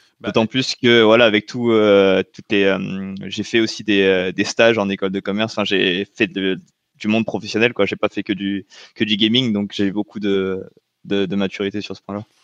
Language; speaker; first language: French; native; French